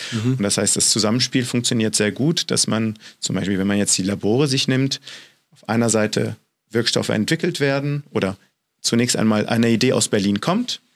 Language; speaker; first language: German; non-native, fluent; French